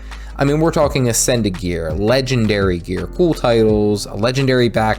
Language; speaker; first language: English; native; English